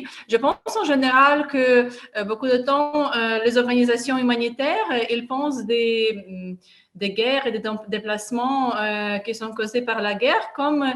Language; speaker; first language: French; non-native, fluent; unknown